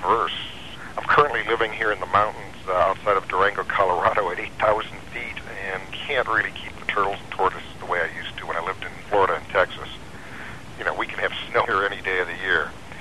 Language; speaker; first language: English; native; English